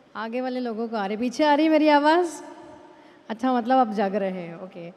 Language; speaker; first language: Hindi; non-native, local second language; Marathi